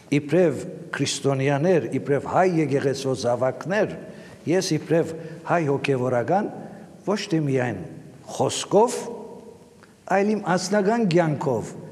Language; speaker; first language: Armenian; native; Armenian